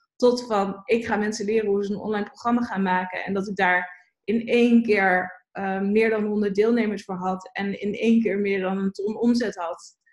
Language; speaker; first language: Dutch; native; Dutch